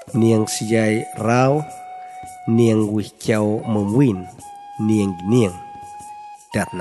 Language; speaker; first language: Spanish; non-native, local second language; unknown